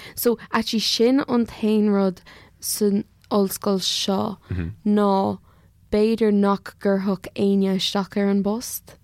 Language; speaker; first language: Irish; non-native, local second language; English